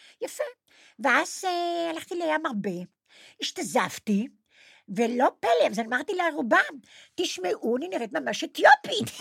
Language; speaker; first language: Hebrew; non-native, fluent; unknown